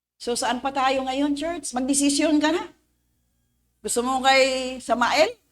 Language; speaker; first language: Filipino; non-native, local second language; Cebuano